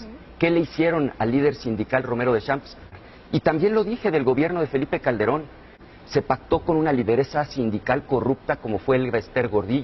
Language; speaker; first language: Spanish; native; Spanish